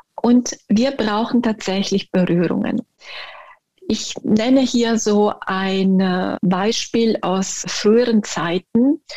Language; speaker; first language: German; non-native, fluent; Italian